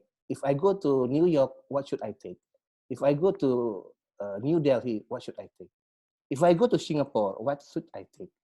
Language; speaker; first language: English; non-native, learner; Indonesian